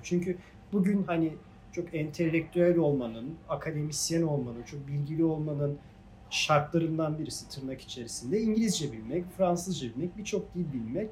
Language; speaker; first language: Turkish; native; Turkish